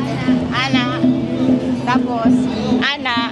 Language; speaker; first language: Filipino; non-native, local second language; Cebuano